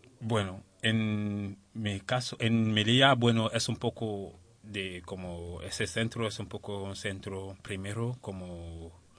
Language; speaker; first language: Spanish; non-native, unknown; French